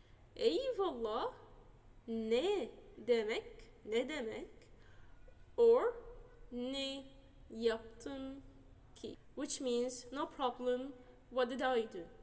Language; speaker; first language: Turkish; non-native, fluent; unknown